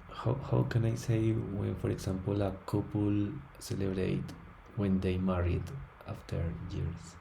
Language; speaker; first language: English; non-native, learner; Spanish